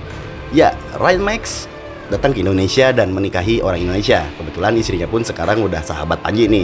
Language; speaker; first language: Indonesian; native; Indonesian